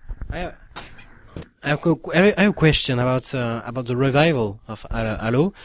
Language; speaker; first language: English; non-native, learner; French